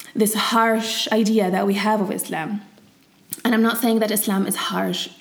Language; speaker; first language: English; early bilingual, heritage; Arabic